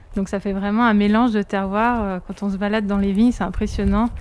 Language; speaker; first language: French; native; French